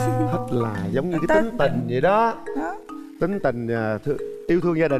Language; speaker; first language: Vietnamese; native; Vietnamese